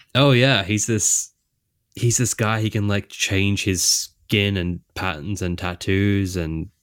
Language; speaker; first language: English; native; English